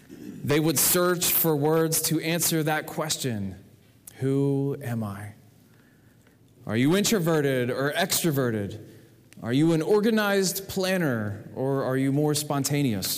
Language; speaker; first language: English; native; English